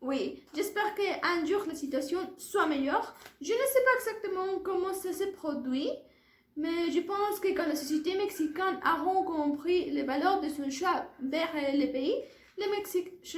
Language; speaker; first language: French; non-native, learner; Spanish